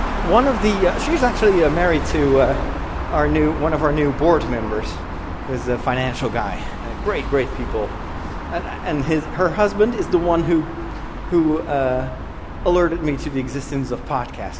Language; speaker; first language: English; non-native, fluent; Dutch